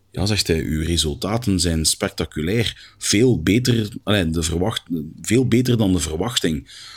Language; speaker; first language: Dutch; native; Dutch